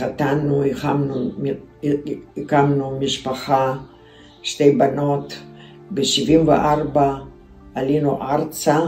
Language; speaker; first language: Hebrew; non-native, fluent; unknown